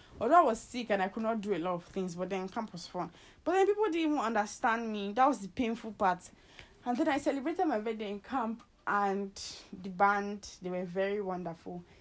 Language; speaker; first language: English; native; English